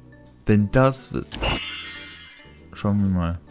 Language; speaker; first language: German; non-native, fluent; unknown